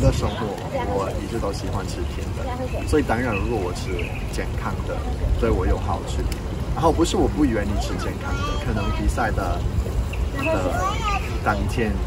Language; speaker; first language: Chinese; non-native, fluent; English